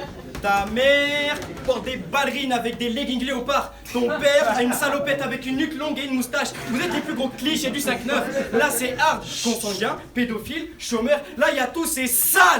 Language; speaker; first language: French; native; French